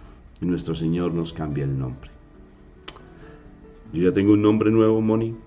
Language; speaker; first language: Spanish; native; Spanish